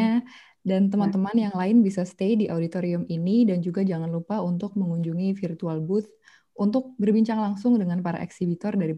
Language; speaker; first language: Indonesian; native; Indonesian